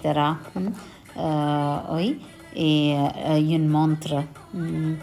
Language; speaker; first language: French; non-native, local second language; Tamil